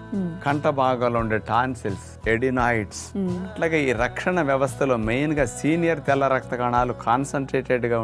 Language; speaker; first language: Telugu; native; Telugu